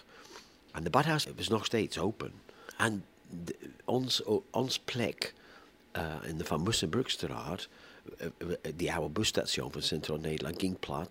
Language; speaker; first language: Dutch; non-native, fluent; English